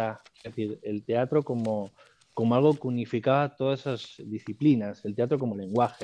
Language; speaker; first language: Spanish; native; Spanish